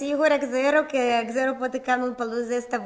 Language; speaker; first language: Greek; non-native, learner; Russian